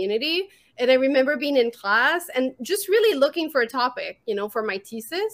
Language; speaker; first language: English; non-native, fluent; French